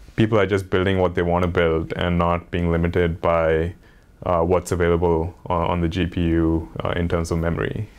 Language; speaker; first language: English; non-native, local second language; Hindi